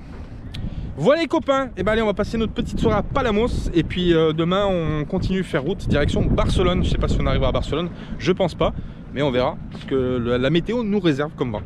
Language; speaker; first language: French; native; French